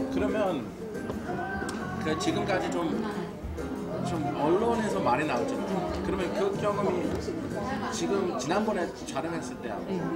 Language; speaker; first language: Korean; non-native, learner; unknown